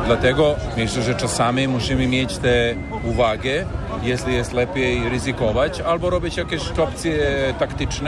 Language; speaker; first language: Polish; non-native, learner; Serbian